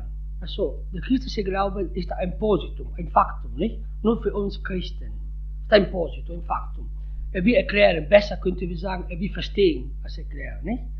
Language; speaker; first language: German; non-native, fluent; Italian